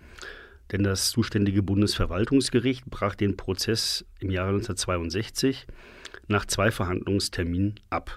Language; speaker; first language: German; native; German